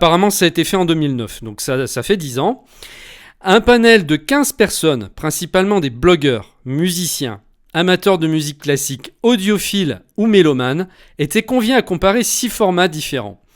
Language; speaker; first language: French; native; French